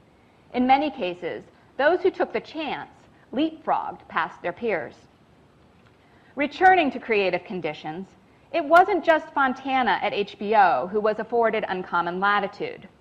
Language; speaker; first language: English; native; English